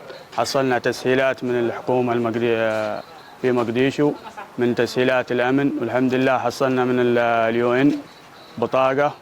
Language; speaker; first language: Arabic; native; Arabic